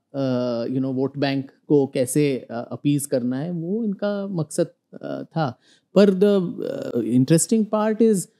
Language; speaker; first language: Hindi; non-native, local second language; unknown